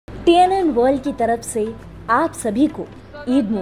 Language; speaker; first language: Hindi; native; Hindi